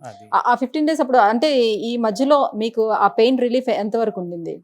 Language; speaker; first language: Telugu; native; Telugu